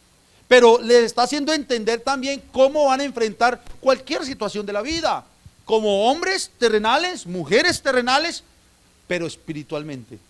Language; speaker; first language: Spanish; native; Spanish